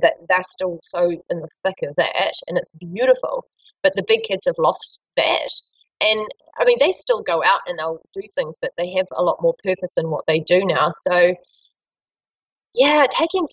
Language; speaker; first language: English; native; English